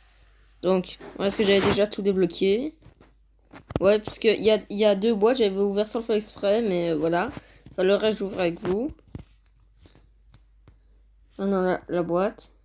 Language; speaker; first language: French; native; French